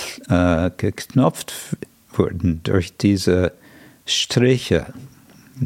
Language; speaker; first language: German; non-native, fluent; English